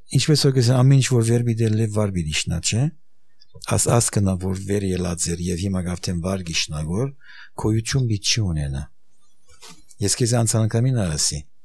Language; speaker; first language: Armenian; early bilingual, heritage; Armenian